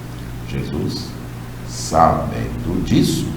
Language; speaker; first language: Portuguese; native; Portuguese